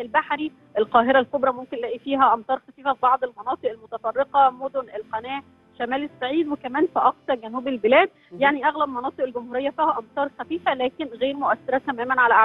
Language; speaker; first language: Arabic; native; Arabic